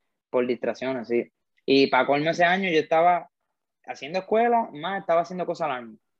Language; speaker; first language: Spanish; native; Spanish